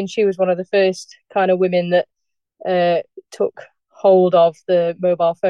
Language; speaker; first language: English; native; English